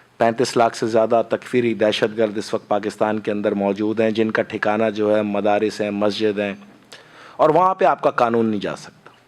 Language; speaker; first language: Urdu; native; Urdu